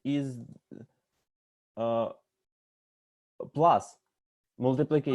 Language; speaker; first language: English; non-native, fluent; Russian